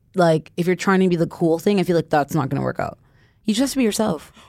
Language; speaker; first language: English; non-native, fluent; French